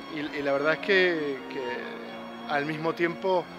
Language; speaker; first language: Spanish; native; Spanish